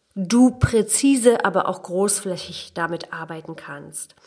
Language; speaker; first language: German; early bilingual, other home language; Polish